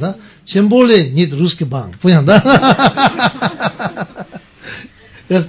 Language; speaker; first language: Russian; non-native, learner; Tibetan